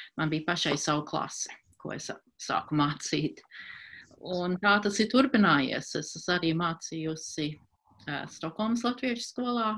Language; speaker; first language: Latvian; early bilingual, heritage; Latvian